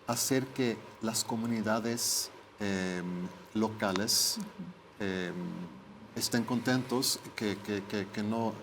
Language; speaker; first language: Spanish; non-native, fluent; Swedish